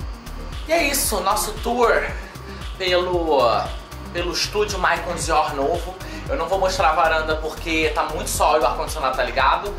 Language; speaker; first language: Portuguese; native; Portuguese